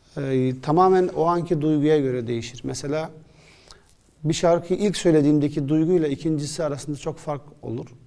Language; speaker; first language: Turkish; early bilingual, other home language; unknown